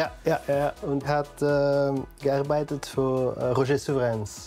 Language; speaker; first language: German; non-native, learner; Dutch